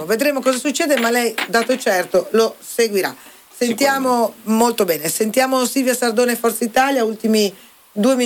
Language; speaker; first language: Italian; native; Italian